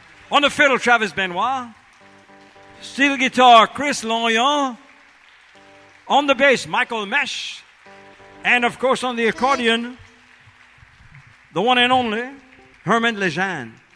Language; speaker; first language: English; early bilingual, other home language; French